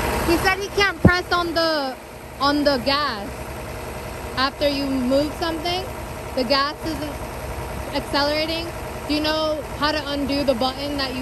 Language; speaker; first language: English; early bilingual, other home language; Spanish